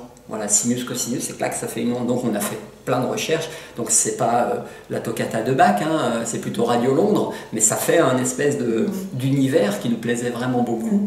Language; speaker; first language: French; native; French